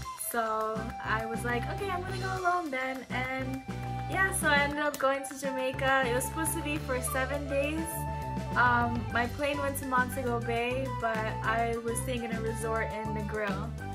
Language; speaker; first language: English; early bilingual, other home language; Japanese